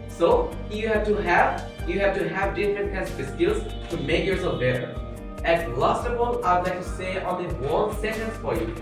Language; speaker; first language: English; non-native, local second language; Bangla